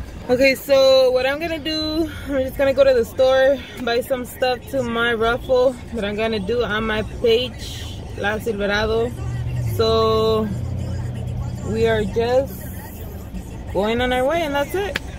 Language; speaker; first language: English; non-native, fluent; Spanish